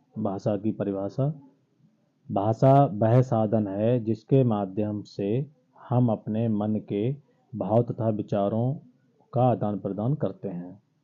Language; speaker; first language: Hindi; native; Hindi